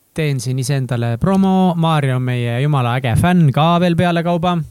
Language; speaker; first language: Estonian; native; Estonian